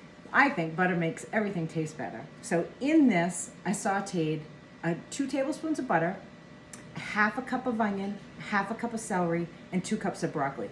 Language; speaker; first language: English; native; English